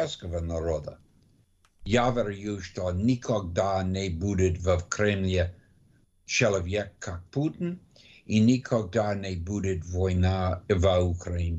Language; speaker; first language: Russian; non-native, learner; English